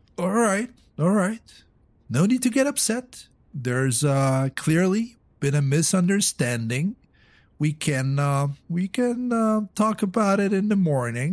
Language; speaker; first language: English; non-native, fluent; Polish